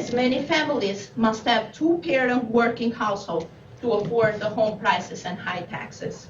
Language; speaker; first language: English; non-native, fluent; Albanian